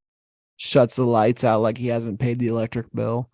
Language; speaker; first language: English; native; English